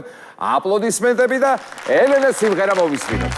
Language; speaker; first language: Georgian; native; Georgian